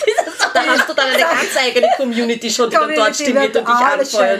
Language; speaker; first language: German; native; German